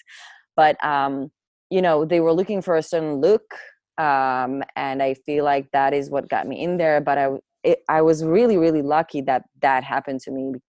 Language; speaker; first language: English; non-native, fluent; Hebrew